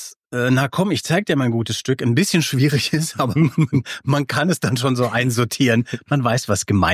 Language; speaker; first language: German; native; German